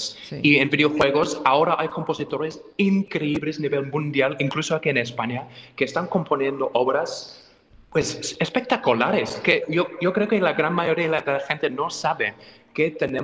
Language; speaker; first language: Spanish; non-native, fluent; English